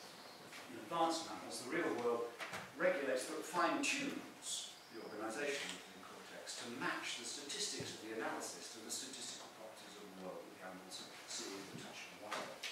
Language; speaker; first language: English; native; English